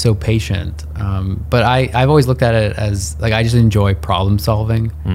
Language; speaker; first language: English; native; English